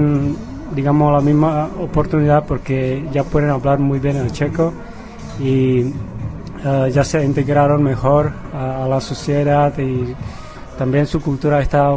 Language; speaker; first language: Spanish; non-native, fluent; Vietnamese